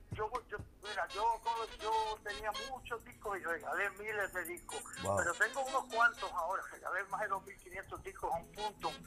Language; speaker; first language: Spanish; early bilingual, heritage; Spanish